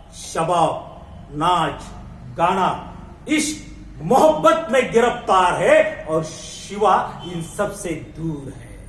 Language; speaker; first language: Hindi; non-native, local second language; Marathi